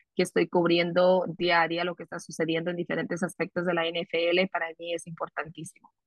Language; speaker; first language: Spanish; early bilingual, heritage; Spanish